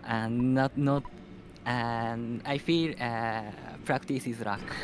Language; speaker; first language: English; non-native, learner; Japanese